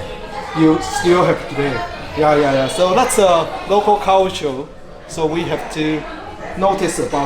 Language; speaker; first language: English; non-native, fluent; Chinese